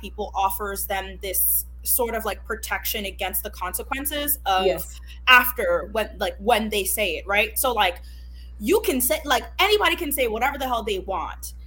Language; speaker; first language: English; non-native, fluent; Haitian Creole